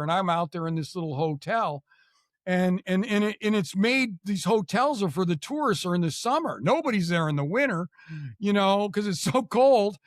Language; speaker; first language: English; native; English